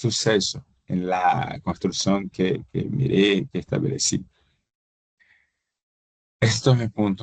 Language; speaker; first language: Spanish; non-native, fluent; Portuguese